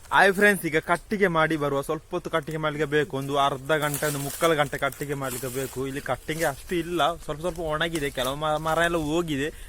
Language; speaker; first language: Kannada; native; Kannada